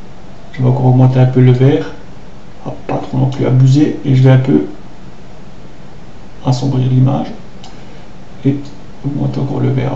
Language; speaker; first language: French; native; French